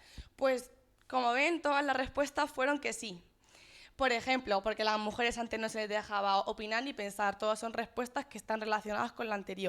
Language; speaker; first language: Spanish; native; Spanish